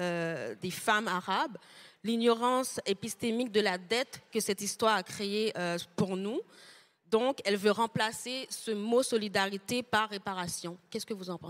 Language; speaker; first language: French; native; French